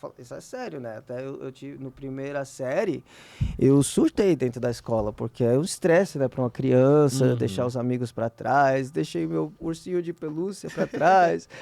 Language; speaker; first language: Portuguese; early bilingual, heritage; Portuguese